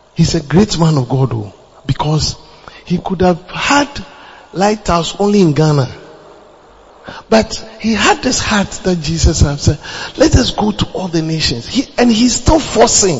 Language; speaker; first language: English; non-native, local second language; Akan